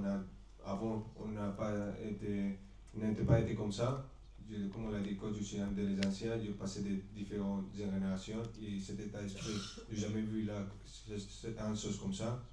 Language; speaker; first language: French; non-native, fluent; Spanish